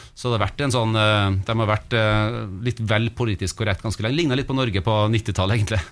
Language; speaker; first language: Norwegian; native; Norwegian